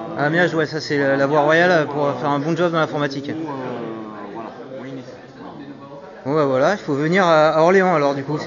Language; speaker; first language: French; native; French